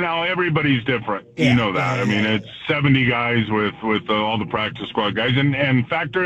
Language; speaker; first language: English; native; English